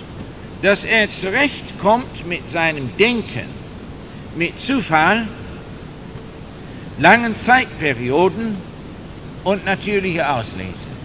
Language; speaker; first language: German; non-native, fluent; English